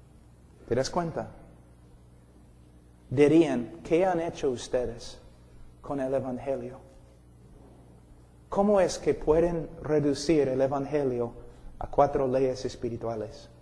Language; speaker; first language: Spanish; non-native, fluent; English